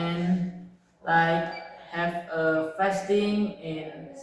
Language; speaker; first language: English; non-native, learner; Indonesian